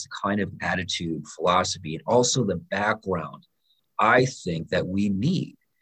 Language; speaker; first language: English; native; English